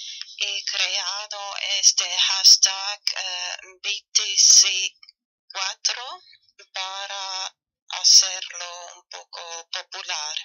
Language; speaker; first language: Spanish; non-native, learner; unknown